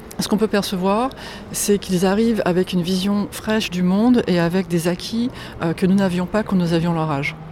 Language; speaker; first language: French; non-native, fluent; Polish